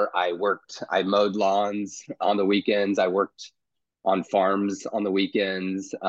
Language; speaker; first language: English; native; English